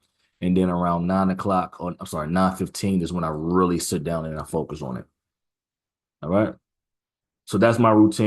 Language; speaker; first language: English; native; English